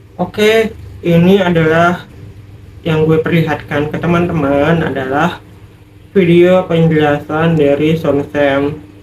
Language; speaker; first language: Indonesian; native; Indonesian